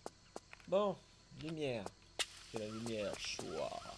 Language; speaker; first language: French; native; French